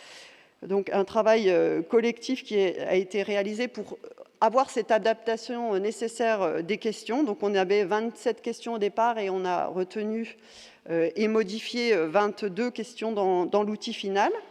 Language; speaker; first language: French; native; French